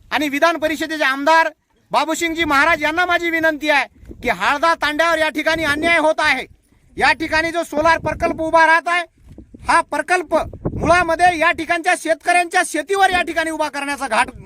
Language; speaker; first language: Marathi; non-native, local second language; Lambadi